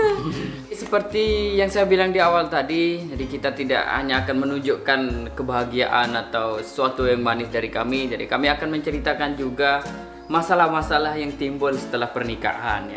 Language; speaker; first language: Indonesian; non-native, local second language; Sasak